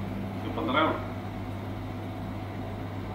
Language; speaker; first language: Russian; non-native, learner; Chinese